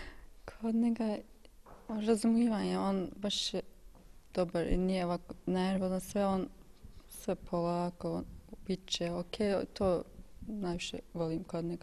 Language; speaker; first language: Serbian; non-native, learner; Turkish